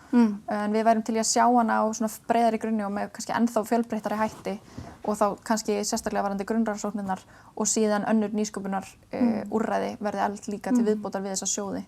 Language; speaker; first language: Icelandic; native; Icelandic